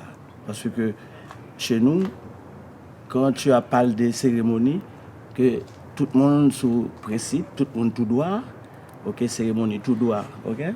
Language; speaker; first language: French; non-native, learner; Haitian Creole